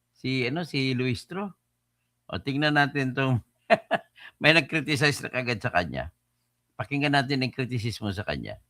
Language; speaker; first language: Filipino; non-native, local second language; Hiligaynon